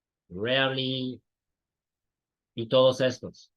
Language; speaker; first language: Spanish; non-native, fluent; French